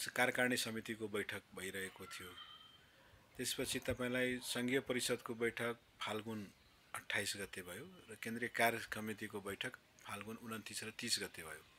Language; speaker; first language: Nepali; non-native, local second language; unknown